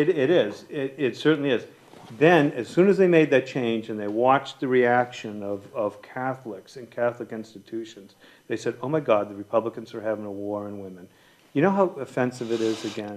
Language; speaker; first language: English; native; English